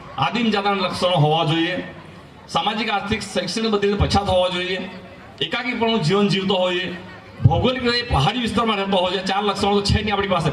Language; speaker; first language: Gujarati; non-native, local second language; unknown